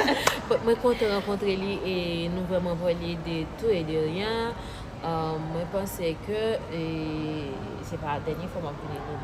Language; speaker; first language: French; non-native, learner; Haitian Creole